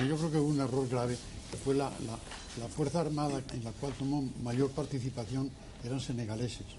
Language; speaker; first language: Spanish; native; Spanish